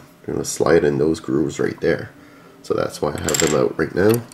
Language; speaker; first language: English; native; English